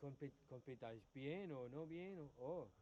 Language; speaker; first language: Spanish; non-native, learner; English